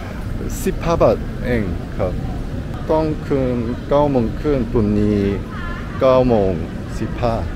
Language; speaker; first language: Thai; non-native, learner; Korean